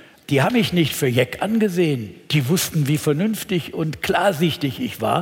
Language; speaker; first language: German; native; German